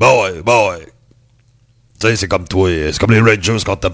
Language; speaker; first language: French; native; French